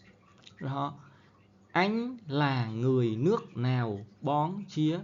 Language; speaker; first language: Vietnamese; non-native, fluent; Khmer